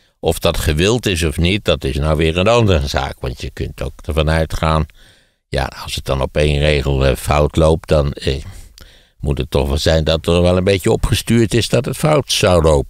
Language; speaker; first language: Dutch; native; Dutch